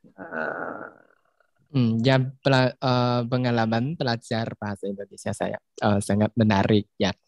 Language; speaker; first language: Indonesian; non-native, learner; Chinese